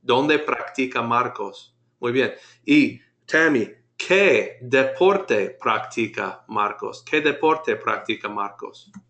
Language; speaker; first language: Spanish; non-native, fluent; English